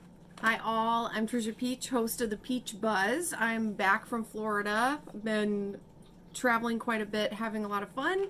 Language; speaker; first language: English; native; English